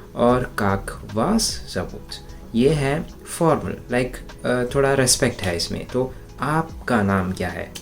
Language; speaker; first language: Hindi; non-native, local second language; Malayalam